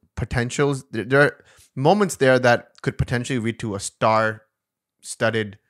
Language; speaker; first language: English; non-native, local second language; Urdu